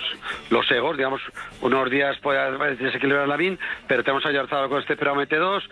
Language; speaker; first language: Spanish; native; Spanish